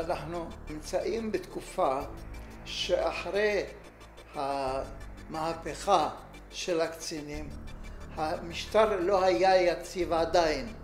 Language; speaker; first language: Hebrew; non-native, fluent; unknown